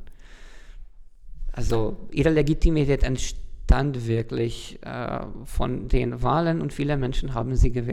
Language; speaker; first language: German; non-native, fluent; Hungarian